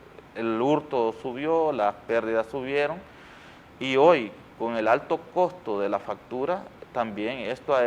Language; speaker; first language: Spanish; native; Spanish